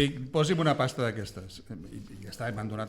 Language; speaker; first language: Catalan; native; Catalan